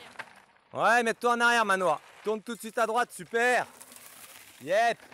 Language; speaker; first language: French; native; French